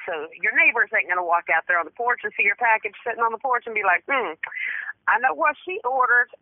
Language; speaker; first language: English; native; English